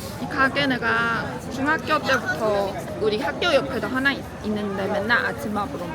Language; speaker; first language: Korean; non-native, fluent; Chinese